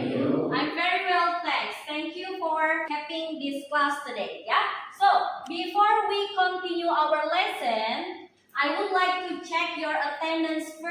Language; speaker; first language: English; non-native, fluent; Indonesian